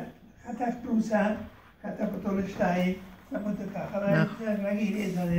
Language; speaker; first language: Hebrew; early bilingual, other home language; Hungarian